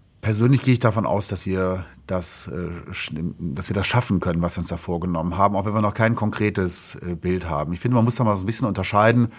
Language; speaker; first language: German; native; German